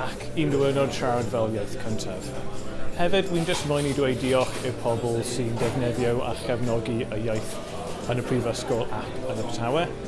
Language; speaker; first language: Welsh; non-native, learner; English